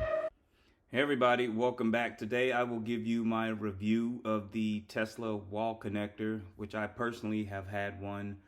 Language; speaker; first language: English; native; English